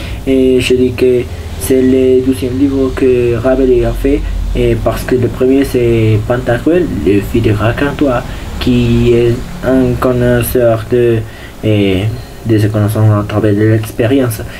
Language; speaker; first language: French; non-native, learner; Spanish